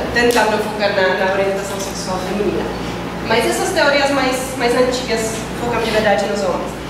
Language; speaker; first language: Portuguese; non-native, fluent; Czech